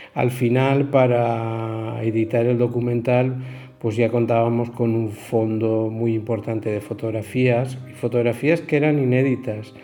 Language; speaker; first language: Spanish; native; Spanish